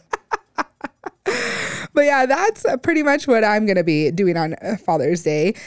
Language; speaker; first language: English; native; English